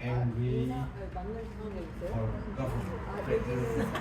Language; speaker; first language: English; non-native, learner; Indonesian